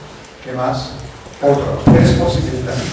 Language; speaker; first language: Spanish; non-native, learner; Italian